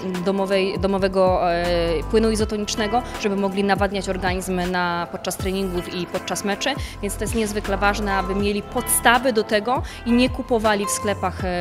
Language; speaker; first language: Polish; native; Polish